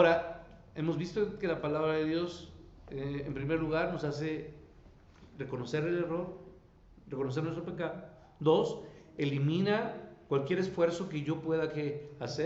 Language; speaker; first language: Spanish; native; Spanish